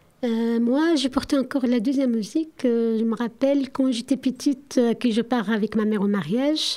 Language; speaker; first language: French; non-native, learner; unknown